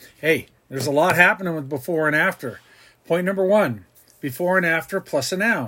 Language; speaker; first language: English; native; English